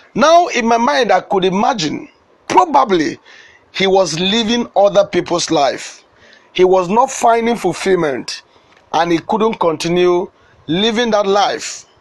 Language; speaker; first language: English; non-native, local second language; Igbo